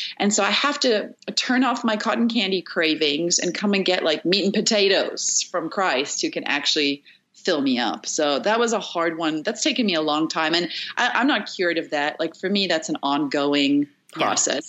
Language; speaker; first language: English; native; English